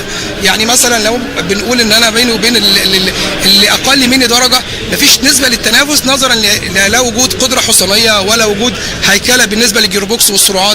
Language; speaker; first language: Arabic; native; Arabic